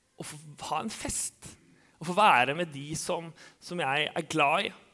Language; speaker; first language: Norwegian; native; Norwegian